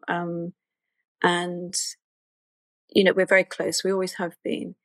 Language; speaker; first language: English; native; English